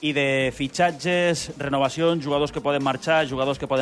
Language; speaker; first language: Catalan; native; Catalan